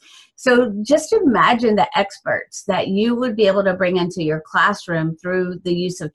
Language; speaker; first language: English; native; English